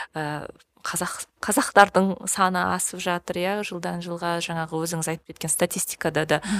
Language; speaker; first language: Kazakh; native; Kazakh